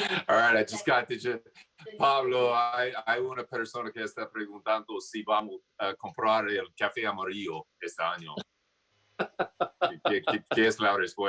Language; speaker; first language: Spanish; non-native, learner; English